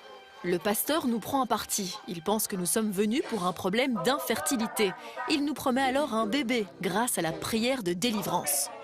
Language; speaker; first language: French; native; French